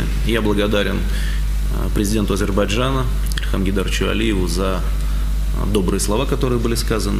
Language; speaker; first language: Russian; native; Russian